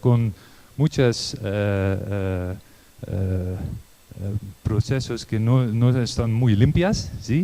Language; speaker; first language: Spanish; non-native, learner; Dutch